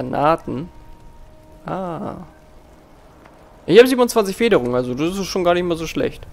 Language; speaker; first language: German; native; German